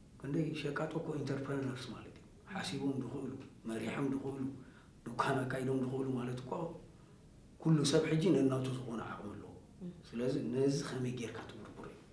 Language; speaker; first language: Tigrinya; native; Tigrinya